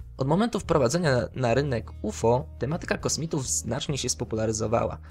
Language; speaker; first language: Polish; native; Polish